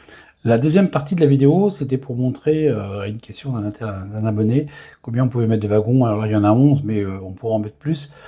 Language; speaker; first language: French; native; French